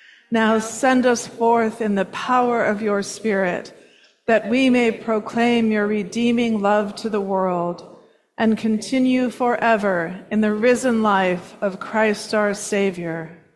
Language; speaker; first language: English; native; English